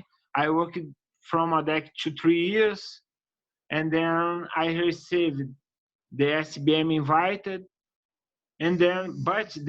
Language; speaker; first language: English; non-native, learner; Portuguese